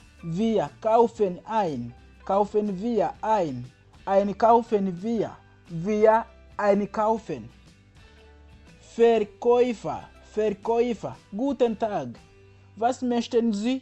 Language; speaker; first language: German; non-native, fluent; Kinyarwanda